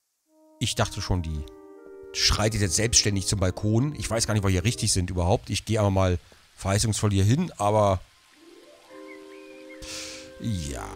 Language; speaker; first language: German; native; German